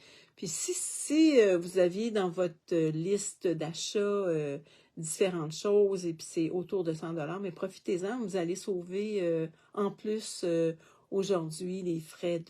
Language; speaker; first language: French; native; French